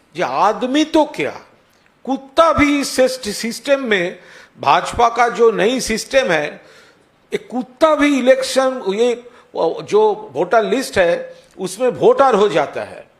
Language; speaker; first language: Hindi; non-native, local second language; Bangla